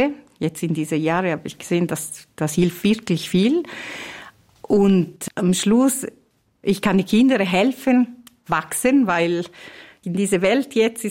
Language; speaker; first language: German; non-native, learner; Italian